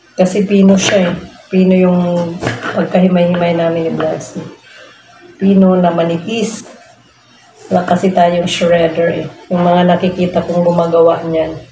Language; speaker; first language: Filipino; non-native, local second language; Cebuano